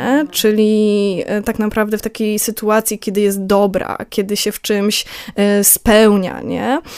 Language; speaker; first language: Polish; native; Polish